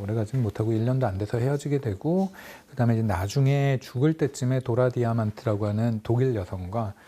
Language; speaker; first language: Korean; native; Korean